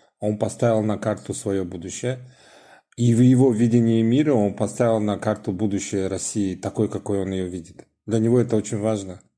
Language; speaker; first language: Russian; non-native, local second language; Tajik